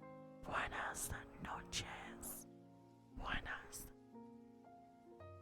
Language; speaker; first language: Spanish; early bilingual, heritage; English